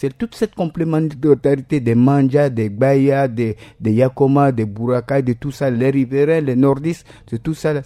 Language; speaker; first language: French; non-native, local second language; Sango